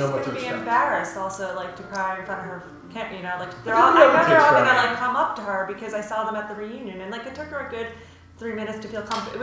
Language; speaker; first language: English; native; English